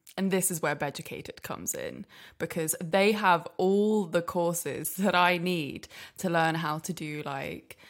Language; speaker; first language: English; native; English